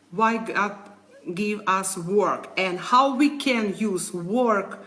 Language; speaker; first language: English; non-native, learner; Ukrainian